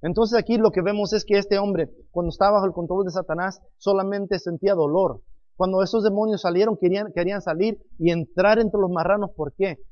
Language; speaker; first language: Spanish; non-native, fluent; English